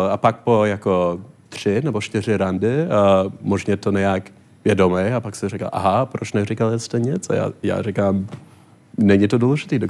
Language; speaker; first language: Czech; non-native, learner; English